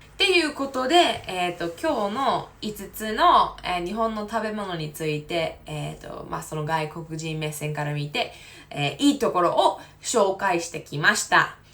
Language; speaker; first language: Japanese; non-native, fluent; English